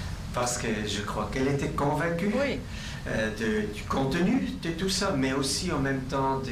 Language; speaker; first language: French; non-native, local second language; German